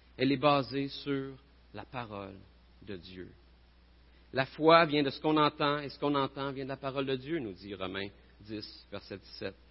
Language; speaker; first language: French; native; French